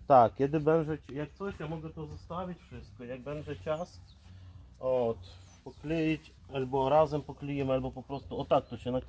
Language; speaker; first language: Polish; non-native, local second language; Ukrainian